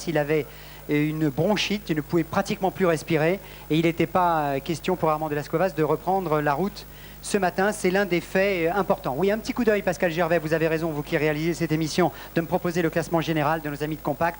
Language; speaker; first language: French; native; French